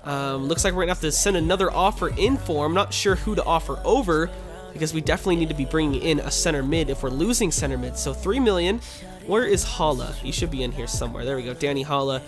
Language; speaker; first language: English; native; English